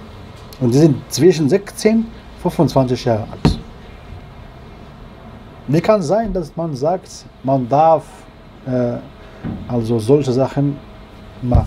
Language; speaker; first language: German; non-native, learner; Arabic